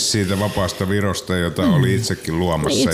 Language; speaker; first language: Finnish; native; Finnish